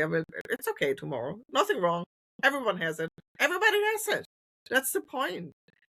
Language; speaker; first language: English; non-native, fluent; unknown